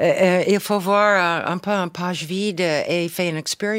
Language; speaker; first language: French; non-native, fluent; English